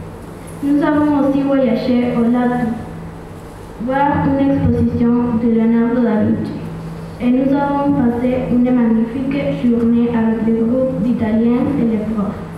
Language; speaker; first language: French; non-native, learner; Spanish